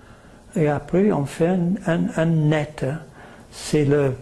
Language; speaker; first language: French; non-native, learner; English